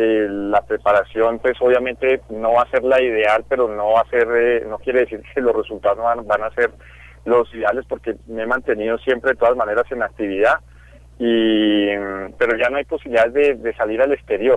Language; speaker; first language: Spanish; native; Spanish